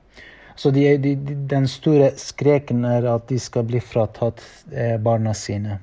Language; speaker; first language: Norwegian; non-native, fluent; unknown